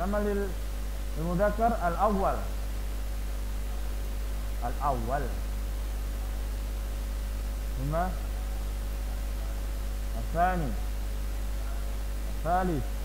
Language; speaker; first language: Arabic; non-native, fluent; Indonesian